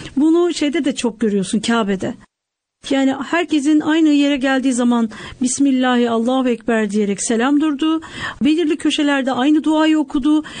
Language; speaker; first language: Turkish; native; Turkish